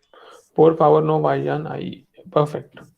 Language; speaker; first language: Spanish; non-native, fluent; Hindi